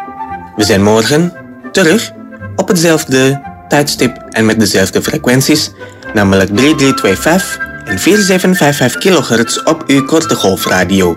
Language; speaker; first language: Dutch; non-native, fluent; Indonesian